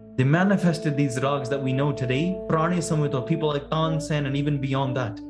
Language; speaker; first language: English; early bilingual, other home language; Punjabi